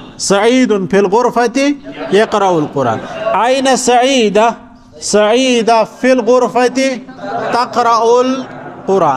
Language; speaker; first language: Arabic; non-native, fluent; Urdu